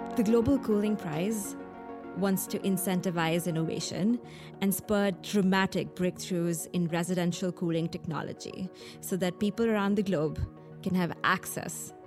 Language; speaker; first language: English; non-native, local second language; Hindi